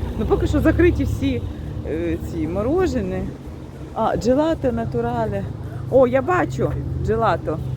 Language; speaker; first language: Ukrainian; native; Ukrainian